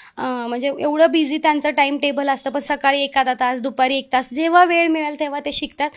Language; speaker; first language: Marathi; non-native, local second language; Hindi